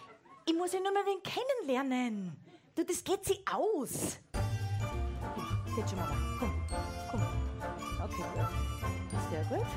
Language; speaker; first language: German; native; German